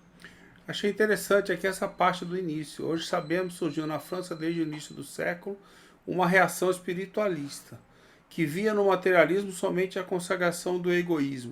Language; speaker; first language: Portuguese; native; Portuguese